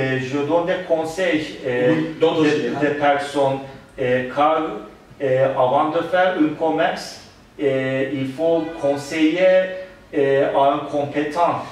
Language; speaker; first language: French; non-native, learner; Turkish